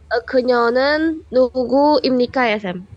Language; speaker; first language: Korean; non-native, learner; Indonesian